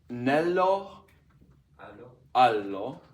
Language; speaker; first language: Italian; non-native, fluent; English